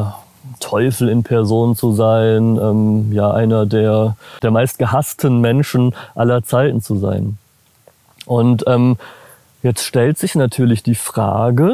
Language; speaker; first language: German; native; German